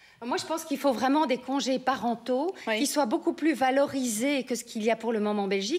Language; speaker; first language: French; native; French